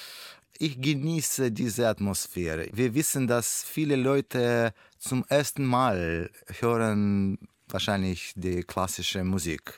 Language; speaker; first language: German; non-native, learner; Russian